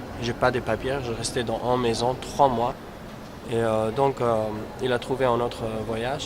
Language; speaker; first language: French; non-native, learner; Kurdish